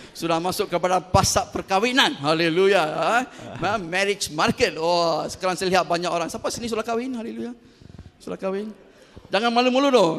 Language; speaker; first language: Malay; non-native, local second language; Tamil